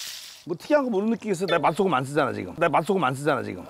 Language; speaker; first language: Korean; native; Korean